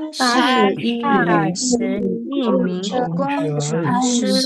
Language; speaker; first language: Chinese; non-native, learner; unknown